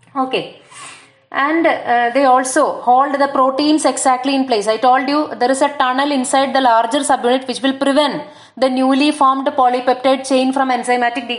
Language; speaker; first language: English; non-native, local second language; Malayalam